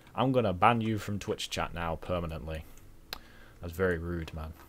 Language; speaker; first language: English; native; English